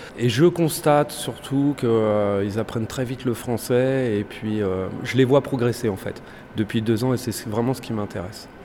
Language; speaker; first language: French; native; French